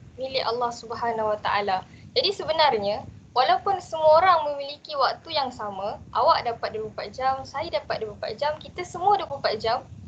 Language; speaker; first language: Malay; native; Malay